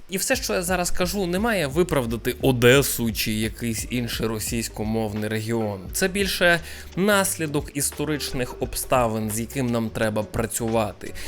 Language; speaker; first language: Ukrainian; non-native, local second language; Russian